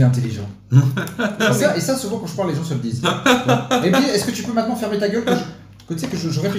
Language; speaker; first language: French; native; French